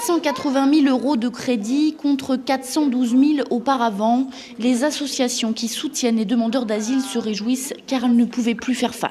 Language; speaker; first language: French; native; French